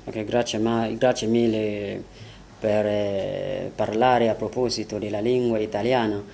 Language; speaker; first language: Italian; non-native, learner; French